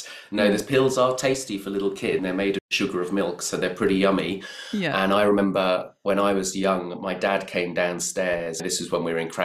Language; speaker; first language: English; native; English